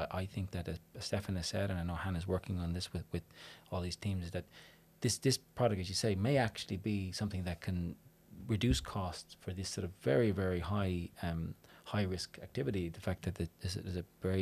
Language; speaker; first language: English; native; English